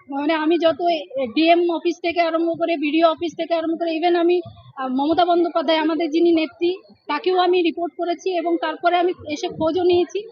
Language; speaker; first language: Bangla; non-native, local second language; Santali